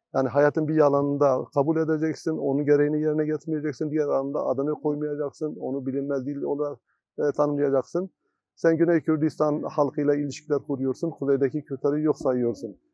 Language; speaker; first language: Turkish; non-native, local second language; Kurdish